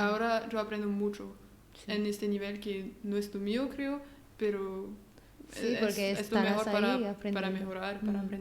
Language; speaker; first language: Spanish; non-native, learner; French